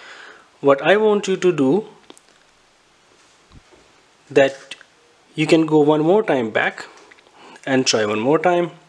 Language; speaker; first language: English; non-native, fluent; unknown